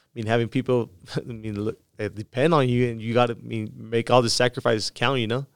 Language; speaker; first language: English; early bilingual, other home language; Spanish